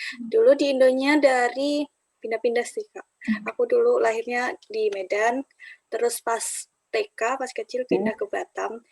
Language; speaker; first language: Indonesian; native; Indonesian